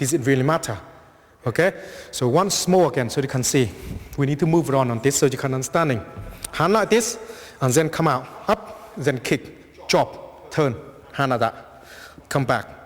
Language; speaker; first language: English; non-native, fluent; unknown